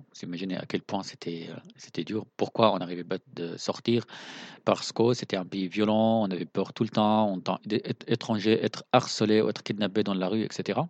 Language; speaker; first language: French; non-native, fluent; Arabic